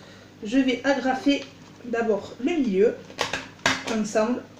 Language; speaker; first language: French; native; French